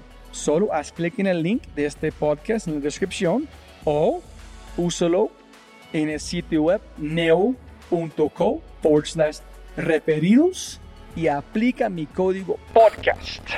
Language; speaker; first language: Spanish; non-native, fluent; English